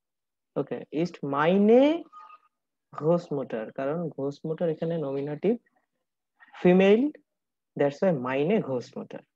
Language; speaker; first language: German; non-native, learner; Bangla